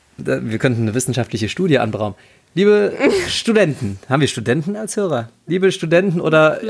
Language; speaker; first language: German; native; German